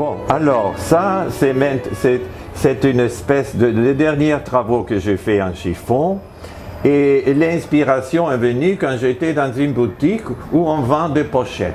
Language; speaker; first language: French; non-native, fluent; Spanish